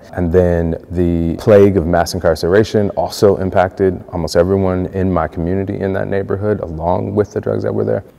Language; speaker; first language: English; native; English